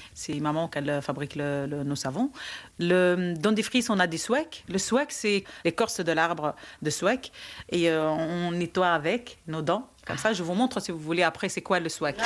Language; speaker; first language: French; non-native, local second language; Arabic